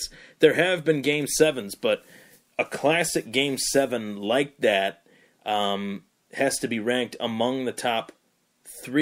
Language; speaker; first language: English; native; English